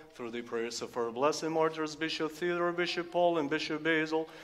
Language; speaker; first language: English; non-native, fluent; Ukrainian